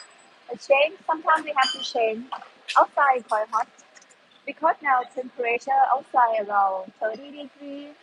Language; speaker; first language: English; non-native, learner; Thai